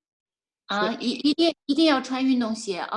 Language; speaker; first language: Chinese; native; Chinese